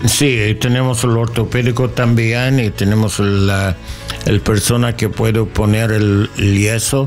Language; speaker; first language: Spanish; non-native, learner; English